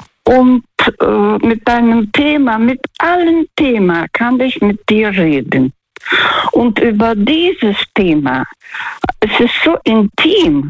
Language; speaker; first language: German; non-native, fluent; Russian